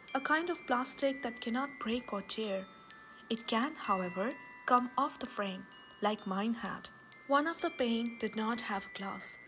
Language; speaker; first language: English; non-native, local second language; Hindi